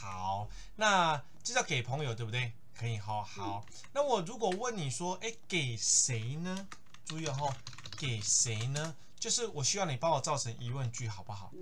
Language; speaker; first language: Chinese; native; Chinese